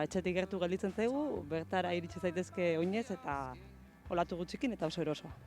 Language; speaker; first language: Basque; native; Basque